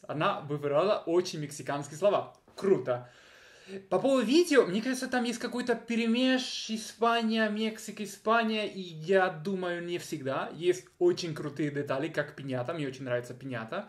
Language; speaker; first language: Russian; non-native, fluent; Spanish